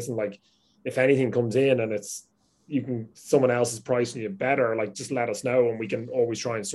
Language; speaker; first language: English; native; English